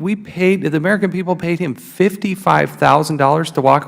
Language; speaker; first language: English; native; English